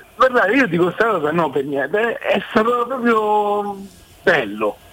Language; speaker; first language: Italian; native; Italian